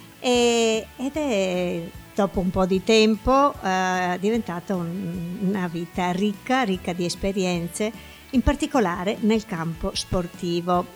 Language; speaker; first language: Italian; native; Italian